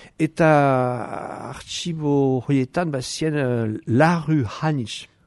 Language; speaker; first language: Basque; native; Basque